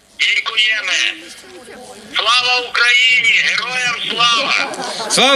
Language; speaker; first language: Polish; non-native, learner; Ukrainian